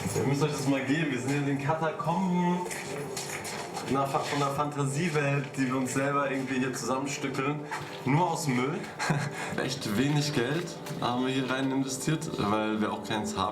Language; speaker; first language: German; native; German